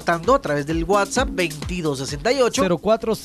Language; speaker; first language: Spanish; native; Spanish